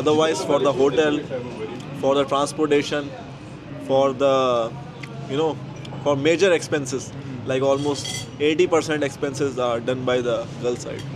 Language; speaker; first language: English; non-native, local second language; Hindi